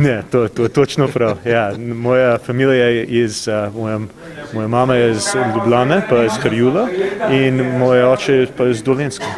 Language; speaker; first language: Slovenian; early bilingual, heritage; English